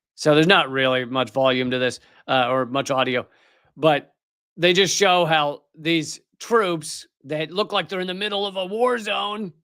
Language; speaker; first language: English; native; English